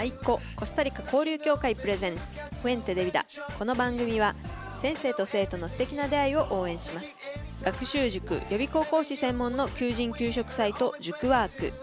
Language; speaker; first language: Japanese; native; Japanese